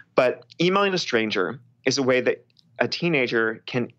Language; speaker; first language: English; native; English